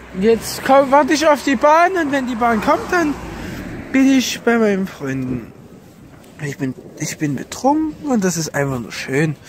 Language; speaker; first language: German; native; German